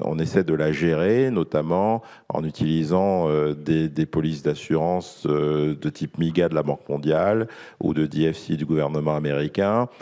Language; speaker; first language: French; native; French